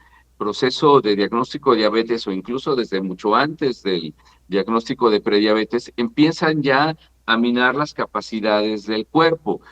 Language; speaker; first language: Spanish; native; Spanish